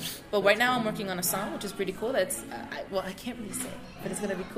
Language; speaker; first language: English; non-native, fluent; Spanish